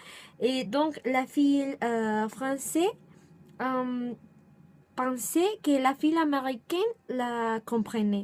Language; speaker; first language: French; non-native, learner; Spanish